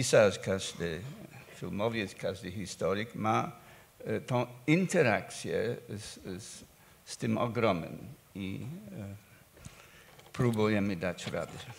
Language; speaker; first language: Polish; non-native, fluent; English